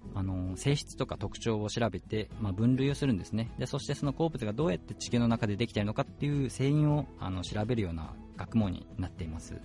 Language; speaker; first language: Japanese; native; Japanese